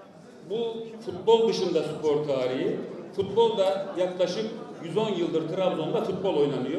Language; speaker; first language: Turkish; native; Turkish